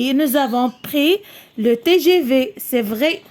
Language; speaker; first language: French; non-native, local second language; Arabic